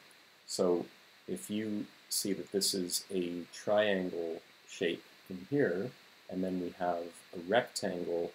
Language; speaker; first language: English; native; English